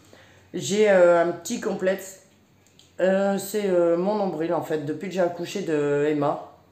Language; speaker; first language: French; native; French